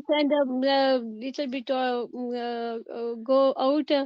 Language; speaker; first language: English; non-native, learner; Urdu